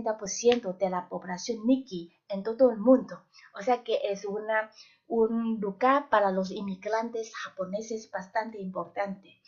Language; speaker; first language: Spanish; non-native, fluent; Chinese